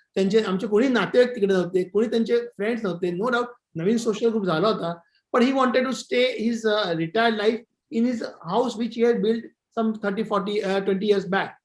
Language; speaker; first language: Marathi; non-native, local second language; Gujarati